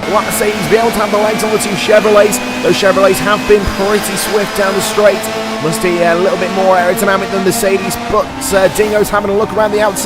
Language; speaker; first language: English; native; English